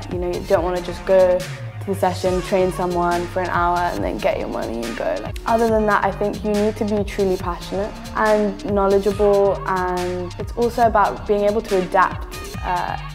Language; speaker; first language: English; native; English